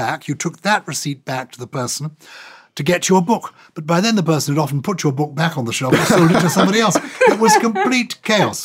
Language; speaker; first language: English; native; English